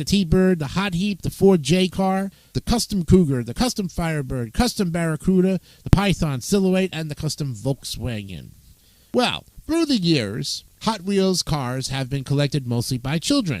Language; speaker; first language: English; native; English